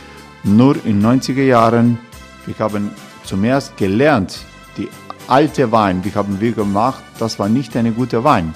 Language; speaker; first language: German; non-native, fluent; Croatian